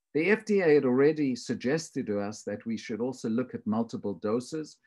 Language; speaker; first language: English; native; English